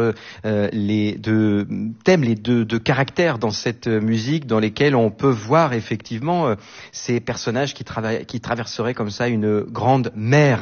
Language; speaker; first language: French; native; French